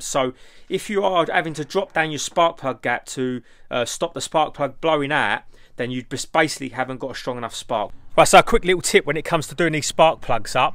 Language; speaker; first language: English; native; English